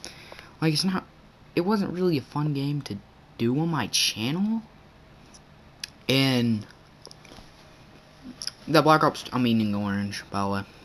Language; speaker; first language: English; native; English